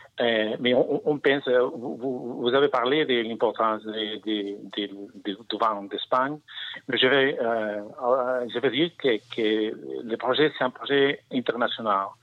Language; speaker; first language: French; non-native, learner; Spanish